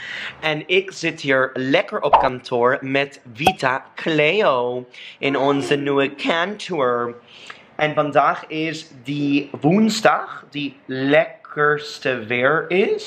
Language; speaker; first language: Dutch; non-native, learner; English